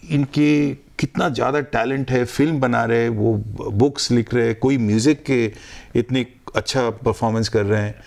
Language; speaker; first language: Hindi; non-native, local second language; Bangla